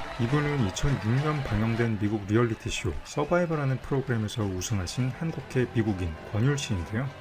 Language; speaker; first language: Korean; native; Korean